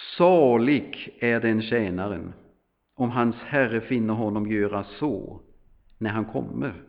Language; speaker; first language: Swedish; non-native, fluent; German